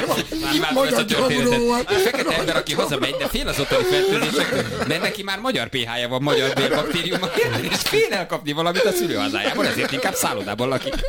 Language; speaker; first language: Hungarian; native; Hungarian